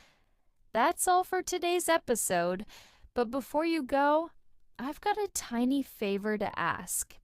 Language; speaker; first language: English; non-native, fluent; Spanish